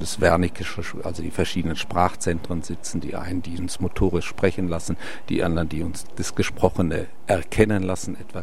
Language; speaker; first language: German; native; German